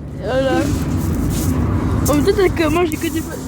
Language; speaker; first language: French; native; French